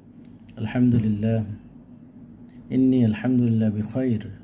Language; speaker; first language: Arabic; non-native, fluent; Bangla